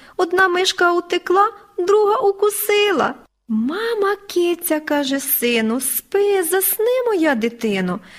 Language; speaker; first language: Ukrainian; native; Ukrainian